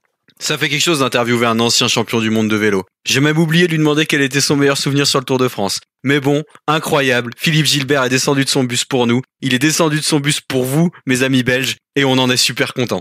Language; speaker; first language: French; native; French